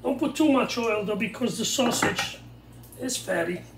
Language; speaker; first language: English; non-native, fluent; Italian